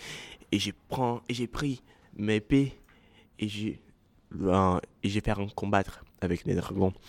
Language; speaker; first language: French; non-native, learner; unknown